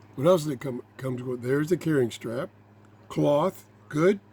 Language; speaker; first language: English; native; English